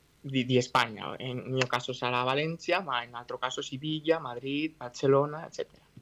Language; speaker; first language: Italian; non-native, fluent; Spanish